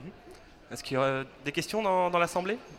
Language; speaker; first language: French; native; French